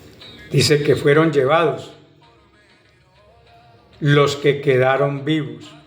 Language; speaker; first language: Spanish; native; Spanish